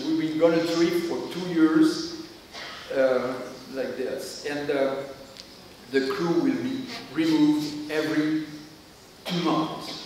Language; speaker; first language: English; non-native, learner; French